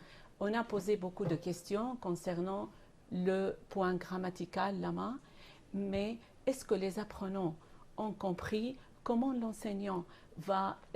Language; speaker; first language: French; non-native, fluent; Arabic